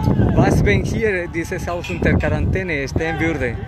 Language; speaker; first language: German; non-native, fluent; Spanish